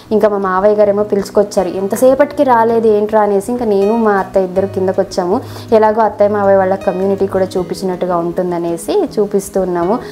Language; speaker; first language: Telugu; non-native, local second language; Kannada